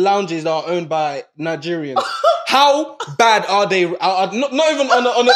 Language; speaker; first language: English; non-native, local second language; Yoruba